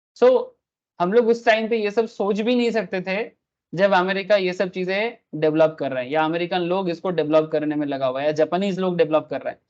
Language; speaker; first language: Hindi; non-native, local second language; Bangla